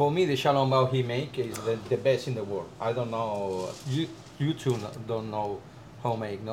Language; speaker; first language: English; non-native, learner; Spanish